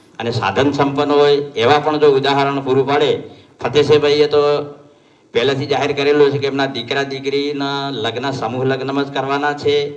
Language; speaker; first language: Gujarati; non-native, local second language; Bhili